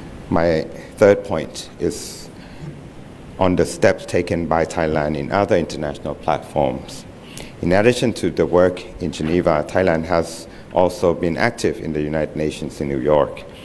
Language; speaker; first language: English; non-native, fluent; Thai